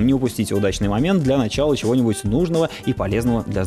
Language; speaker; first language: Russian; native; Russian